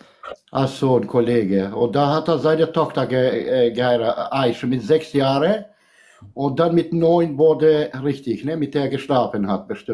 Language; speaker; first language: German; non-native, fluent; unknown